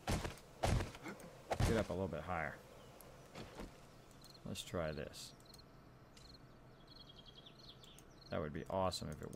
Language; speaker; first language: English; native; English